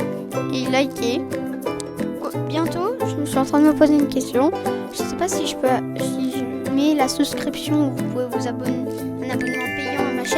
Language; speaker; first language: French; native; French